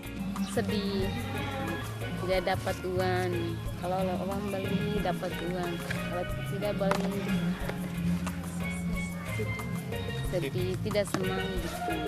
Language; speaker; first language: Indonesian; non-native, local second language; Tetum